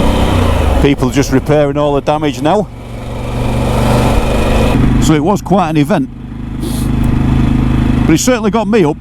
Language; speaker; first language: English; native; English